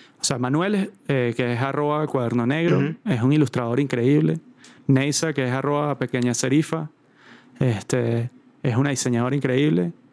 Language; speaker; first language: Spanish; native; Spanish